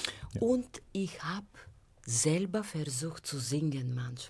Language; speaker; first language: German; non-native, fluent; Bulgarian